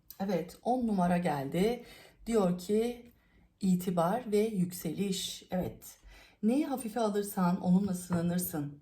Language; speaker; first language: Turkish; native; Turkish